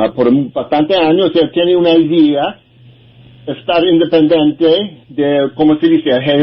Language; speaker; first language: Spanish; non-native, learner; English